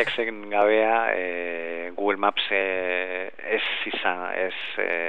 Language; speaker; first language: Basque; non-native, learner; Spanish